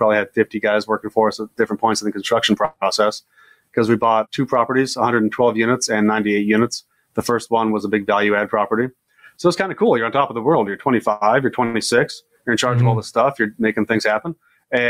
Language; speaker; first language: English; native; English